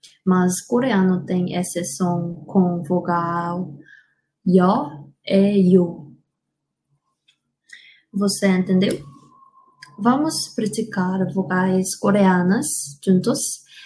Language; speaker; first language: Portuguese; non-native, learner; Korean